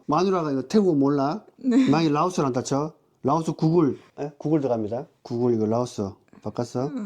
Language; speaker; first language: Korean; native; Korean